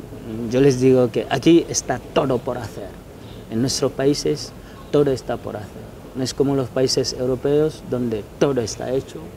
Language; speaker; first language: Spanish; non-native, fluent; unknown